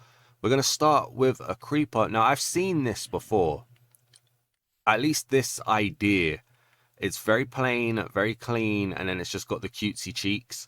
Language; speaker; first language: English; native; English